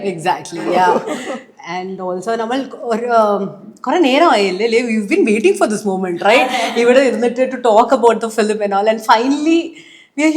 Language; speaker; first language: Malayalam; non-native, local second language; Telugu